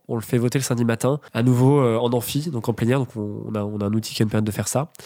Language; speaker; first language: French; native; French